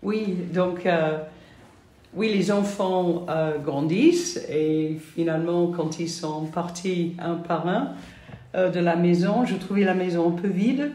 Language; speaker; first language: French; non-native, fluent; English